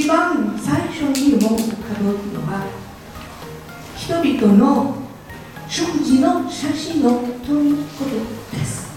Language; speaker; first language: Japanese; non-native, fluent; French